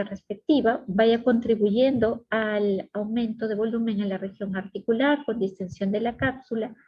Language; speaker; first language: Spanish; native; Spanish